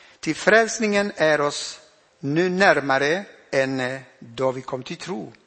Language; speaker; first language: Swedish; non-native, fluent; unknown